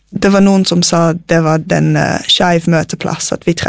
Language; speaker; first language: Norwegian; non-native, fluent; English